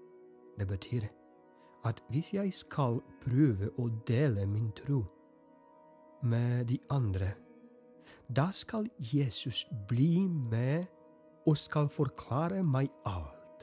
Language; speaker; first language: Norwegian; non-native, fluent; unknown